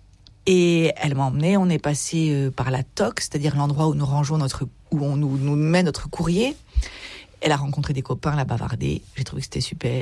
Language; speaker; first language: French; native; French